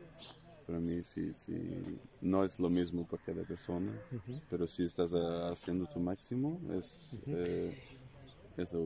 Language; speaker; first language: Spanish; non-native, fluent; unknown